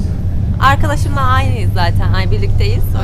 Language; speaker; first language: Turkish; native; Turkish